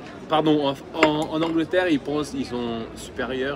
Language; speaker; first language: French; early bilingual, other home language; English